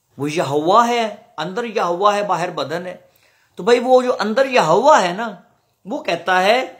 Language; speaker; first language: Urdu; non-native, local second language; Punjabi